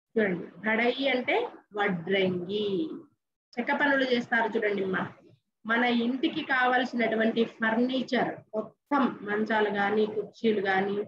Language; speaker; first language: Hindi; non-native, local second language; Telugu